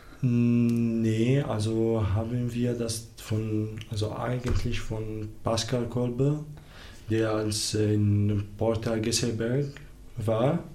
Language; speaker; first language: German; non-native, learner; Arabic